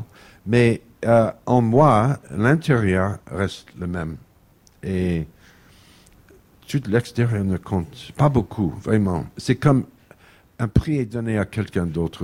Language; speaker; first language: French; non-native, fluent; English